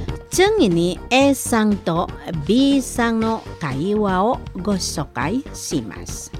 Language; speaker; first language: Japanese; non-native, fluent; Indonesian